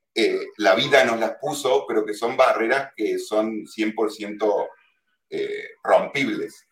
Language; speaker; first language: Spanish; native; Spanish